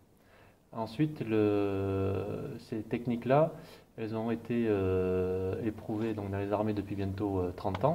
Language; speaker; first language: French; native; French